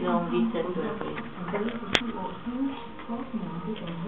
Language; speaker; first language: Danish; native; Danish